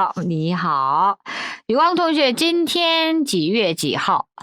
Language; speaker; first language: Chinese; non-native, fluent; Korean